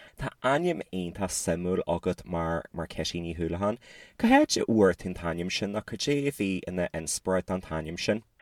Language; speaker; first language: Irish; native; Irish